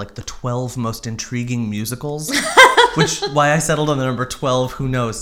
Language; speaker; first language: English; native; English